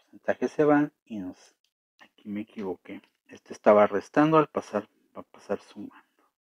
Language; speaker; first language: Spanish; native; Spanish